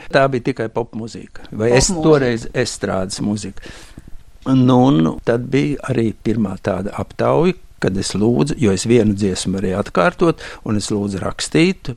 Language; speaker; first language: Latvian; native; Latvian